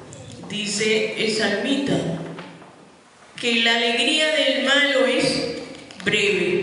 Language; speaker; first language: Spanish; native; Spanish